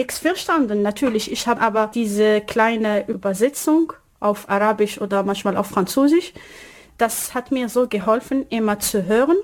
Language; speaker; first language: German; non-native, learner; Arabic